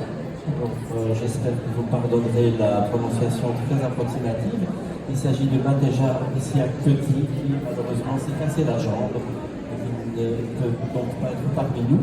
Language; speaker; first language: French; native; French